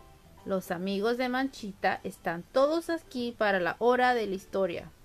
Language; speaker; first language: Spanish; early bilingual, heritage; Spanish